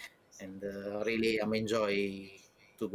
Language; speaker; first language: English; non-native, learner; Italian